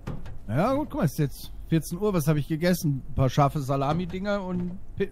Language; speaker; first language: German; native; German